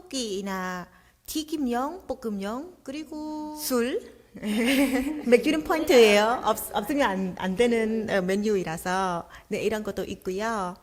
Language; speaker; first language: Korean; non-native, fluent; Khmer